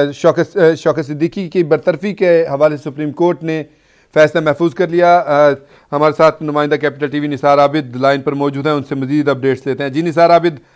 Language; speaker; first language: Urdu; native; Urdu